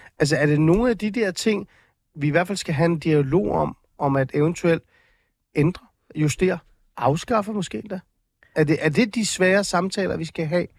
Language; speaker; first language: Danish; native; Danish